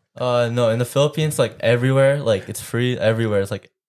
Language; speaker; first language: English; early bilingual, other home language; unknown